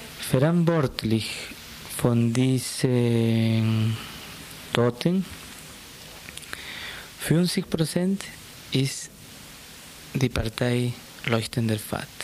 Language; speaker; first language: German; non-native, fluent; Spanish